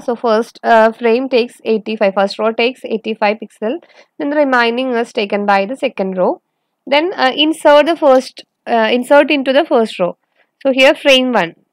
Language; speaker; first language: English; non-native, local second language; Malayalam